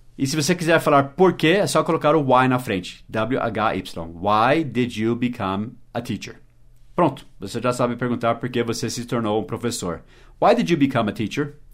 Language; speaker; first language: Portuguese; early bilingual, other home language; English